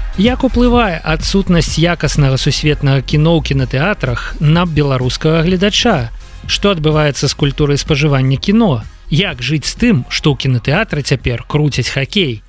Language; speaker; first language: Belarusian; native; Belarusian